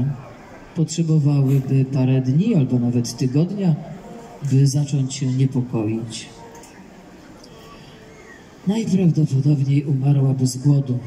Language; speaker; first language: Polish; native; Polish